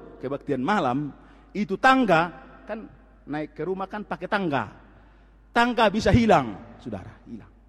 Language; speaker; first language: Indonesian; non-native, local second language; Batak Toba